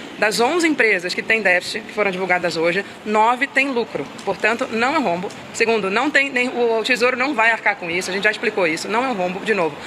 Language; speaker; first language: Portuguese; native; Portuguese